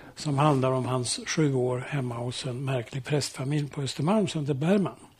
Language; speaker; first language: Swedish; early bilingual, heritage; Swedish